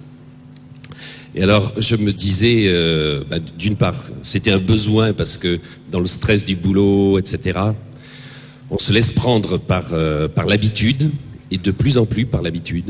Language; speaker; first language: French; native; French